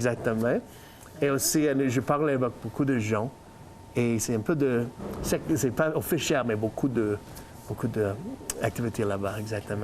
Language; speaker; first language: French; non-native, learner; English